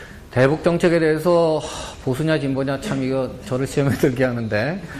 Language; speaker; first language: Korean; native; Korean